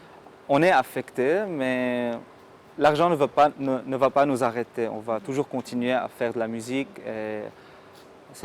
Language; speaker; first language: French; non-native, local second language; Arabic